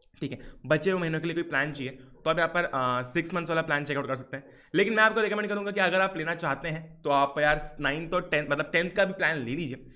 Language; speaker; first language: Hindi; native; Hindi